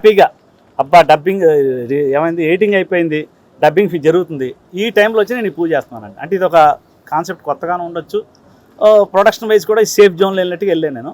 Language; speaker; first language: Telugu; native; Telugu